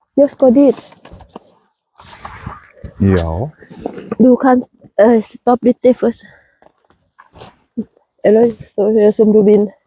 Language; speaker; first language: Swedish; non-native, learner; Thai